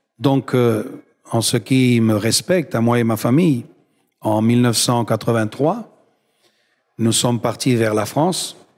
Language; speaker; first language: French; non-native, fluent; Spanish